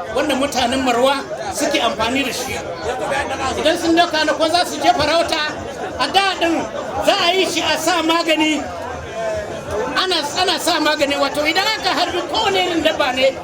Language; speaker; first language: Hausa; non-native, local second language; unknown